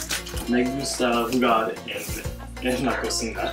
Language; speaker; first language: Spanish; non-native, learner; English